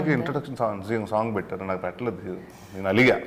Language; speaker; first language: Telugu; native; Telugu